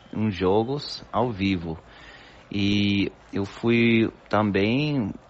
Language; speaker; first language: Portuguese; non-native, fluent; English